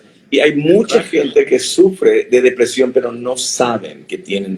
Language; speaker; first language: Spanish; native; Spanish